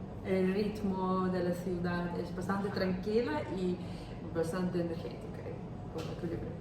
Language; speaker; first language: Spanish; non-native, learner; Ukrainian